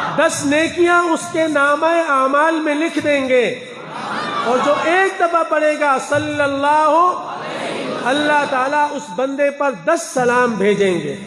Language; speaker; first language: Urdu; non-native, local second language; Northern Hindko